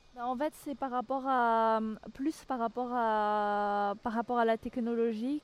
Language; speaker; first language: French; non-native, local second language; Malagasy